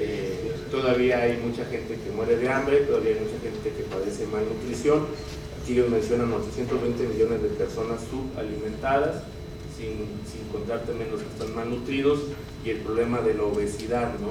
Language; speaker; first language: Spanish; native; Spanish